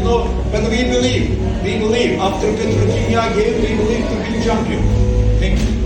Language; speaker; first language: English; non-native, learner; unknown